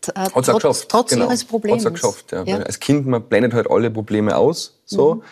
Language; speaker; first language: German; native; German